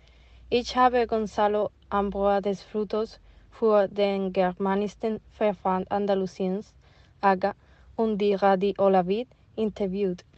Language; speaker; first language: German; non-native, fluent; Spanish